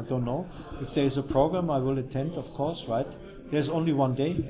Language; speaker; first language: English; non-native, fluent; German